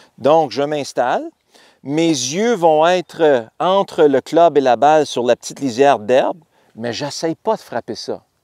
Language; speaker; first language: French; native; French